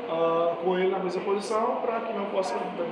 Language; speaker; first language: Portuguese; native; Portuguese